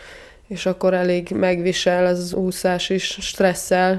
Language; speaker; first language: Hungarian; non-native, fluent; Serbian